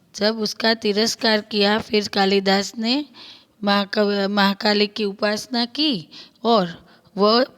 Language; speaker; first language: Hindi; non-native, local second language; Gujarati